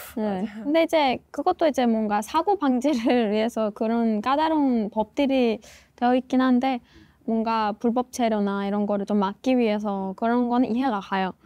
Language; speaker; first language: Korean; non-native, fluent; Persian